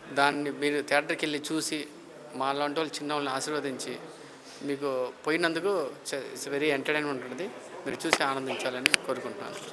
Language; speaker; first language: Telugu; native; Telugu